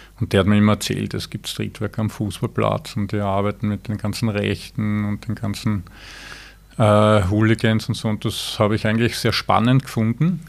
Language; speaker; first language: German; native; German